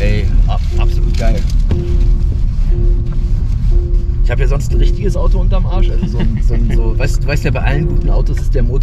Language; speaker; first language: German; native; German